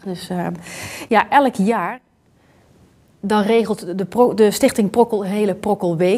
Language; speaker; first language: Dutch; native; Dutch